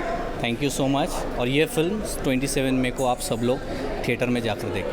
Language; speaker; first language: Hindi; native; Hindi